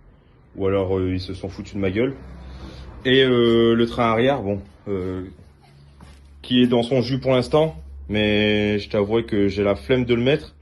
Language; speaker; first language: French; native; French